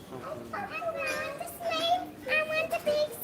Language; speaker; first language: English; early bilingual, other home language; Bangla